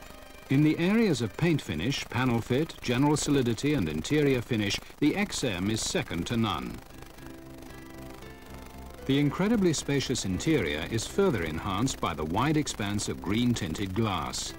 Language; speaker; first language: English; native; English